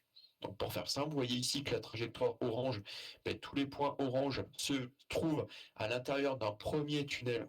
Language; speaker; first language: French; native; French